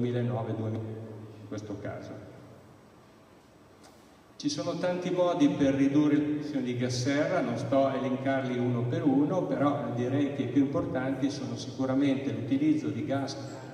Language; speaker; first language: Italian; native; Italian